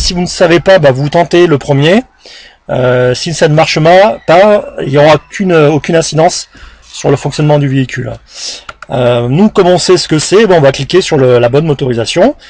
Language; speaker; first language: French; native; French